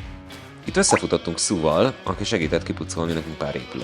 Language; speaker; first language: Hungarian; native; Hungarian